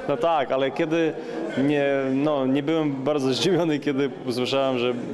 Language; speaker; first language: Polish; non-native, learner; Ukrainian